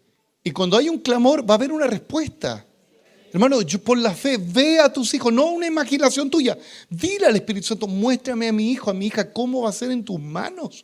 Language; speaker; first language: Spanish; native; Spanish